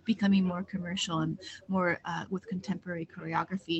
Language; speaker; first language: English; native; English